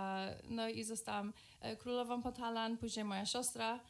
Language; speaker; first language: Polish; early bilingual, other home language; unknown